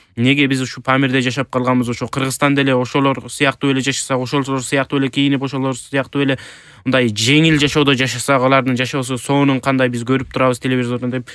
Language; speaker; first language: Kyrgyz; early bilingual, heritage; Kyrgyz